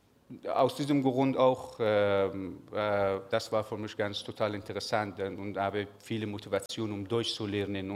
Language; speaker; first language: German; non-native, learner; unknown